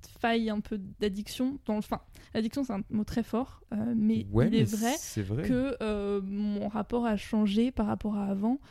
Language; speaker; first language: French; native; French